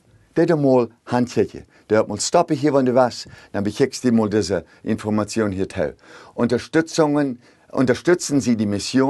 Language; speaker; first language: German; early bilingual, heritage; Plautdietsch